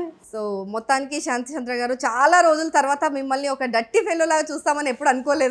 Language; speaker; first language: Telugu; native; Telugu